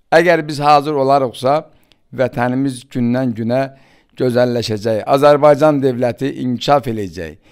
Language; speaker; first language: Azerbaijani; native; Azerbaijani